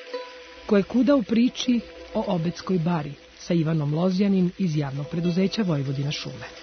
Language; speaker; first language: Serbian; native; Serbian